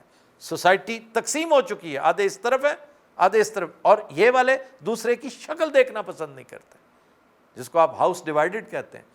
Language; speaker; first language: Urdu; native; Urdu